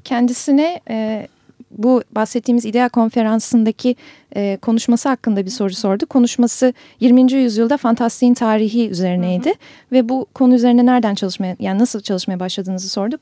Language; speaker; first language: Turkish; native; Turkish